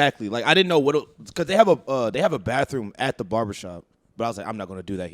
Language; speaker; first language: English; native; English